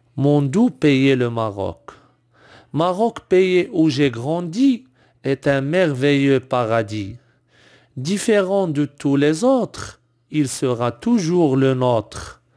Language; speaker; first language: French; non-native, local second language; Arabic